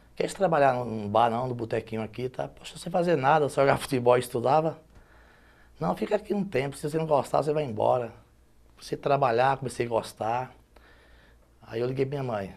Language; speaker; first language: Portuguese; native; Portuguese